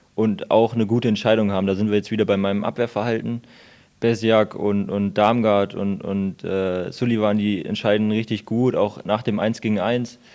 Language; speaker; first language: German; native; German